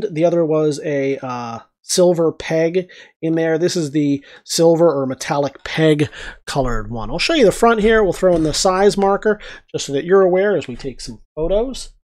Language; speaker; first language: English; native; English